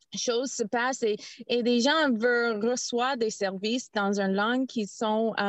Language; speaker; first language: French; non-native, learner; English